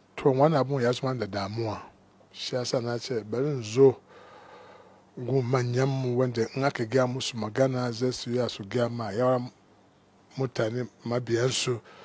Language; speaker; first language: Hausa; non-native, local second language; Igbo